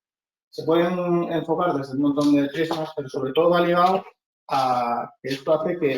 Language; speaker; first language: Spanish; native; Spanish